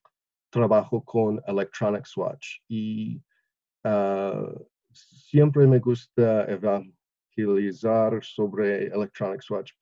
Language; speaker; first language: Spanish; non-native, learner; English